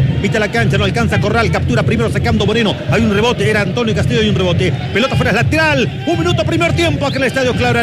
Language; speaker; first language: Spanish; native; Spanish